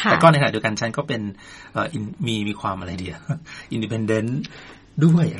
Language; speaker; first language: Thai; native; Thai